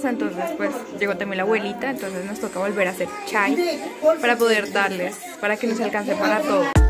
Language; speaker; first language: Spanish; native; Spanish